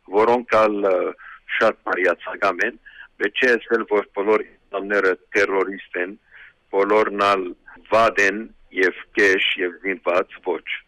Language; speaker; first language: Armenian; early bilingual, heritage; Armenian